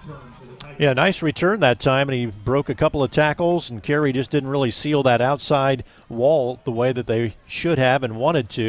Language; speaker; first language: English; native; English